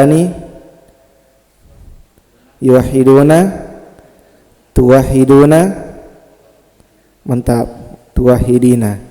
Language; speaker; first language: Arabic; non-native, fluent; Indonesian